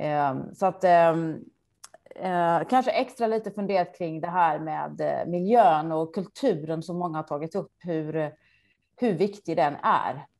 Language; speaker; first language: Swedish; native; Swedish